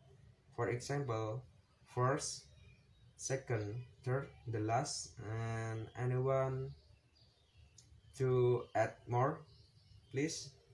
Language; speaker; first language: English; non-native, learner; Indonesian